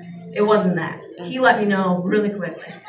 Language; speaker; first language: English; native; English